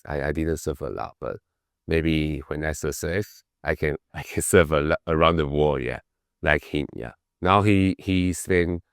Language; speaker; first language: English; non-native, learner; Chinese